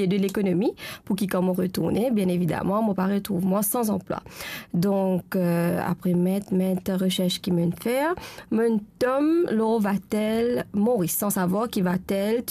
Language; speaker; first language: French; non-native, local second language; Morisyen